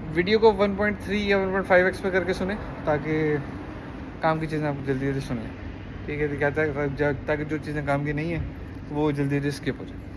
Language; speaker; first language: Hindi; native; Hindi